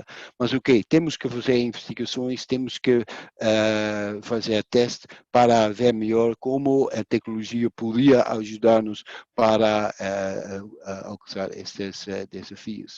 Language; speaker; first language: Portuguese; non-native, fluent; Dutch